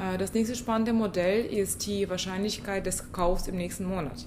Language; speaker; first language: German; non-native, fluent; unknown